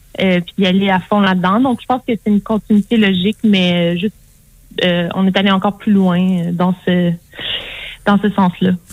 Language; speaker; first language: French; native; French